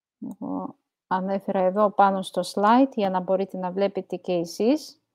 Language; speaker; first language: Greek; non-native, fluent; Russian